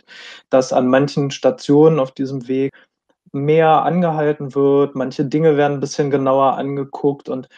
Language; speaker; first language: German; native; German